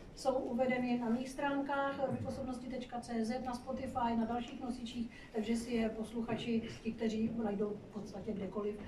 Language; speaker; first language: Czech; non-native, fluent; Hindi